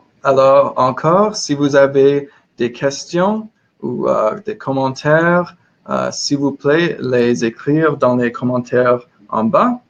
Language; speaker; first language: French; non-native, learner; English